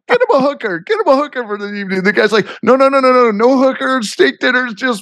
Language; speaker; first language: English; native; English